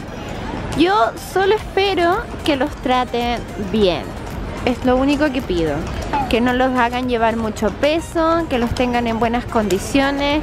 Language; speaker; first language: Spanish; native; Spanish